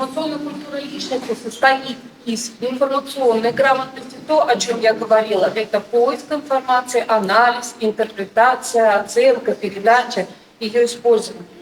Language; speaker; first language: Russian; native; Russian